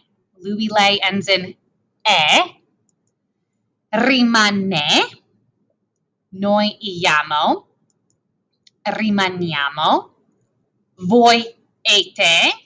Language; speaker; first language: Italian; non-native, fluent; English